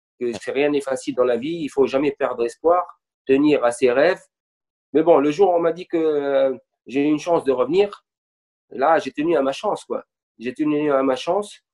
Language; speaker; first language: French; non-native, local second language; Arabic